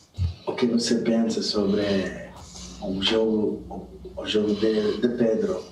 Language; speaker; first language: Portuguese; non-native, learner; English